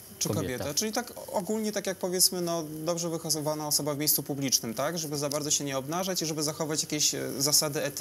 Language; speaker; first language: Polish; native; Polish